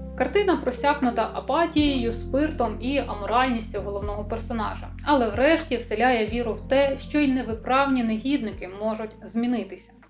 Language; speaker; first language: Ukrainian; native; Ukrainian